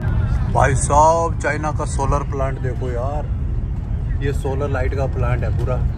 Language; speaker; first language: Hindi; native; Hindi